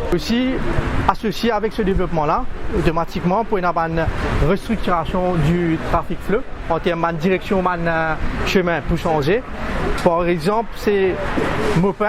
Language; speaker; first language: French; non-native, local second language; Morisyen